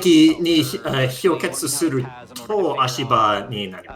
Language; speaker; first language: Japanese; non-native, learner; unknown